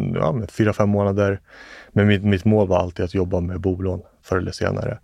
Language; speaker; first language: Swedish; early bilingual, other home language; English